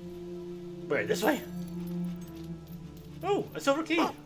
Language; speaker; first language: English; native; English